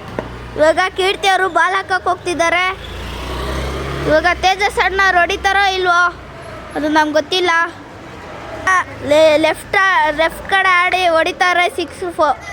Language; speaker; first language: Kannada; native; Kannada